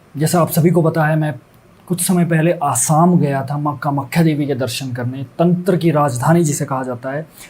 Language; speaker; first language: Hindi; native; Hindi